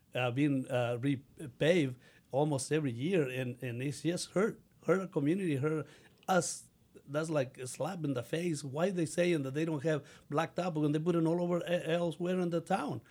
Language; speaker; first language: English; non-native, fluent; Spanish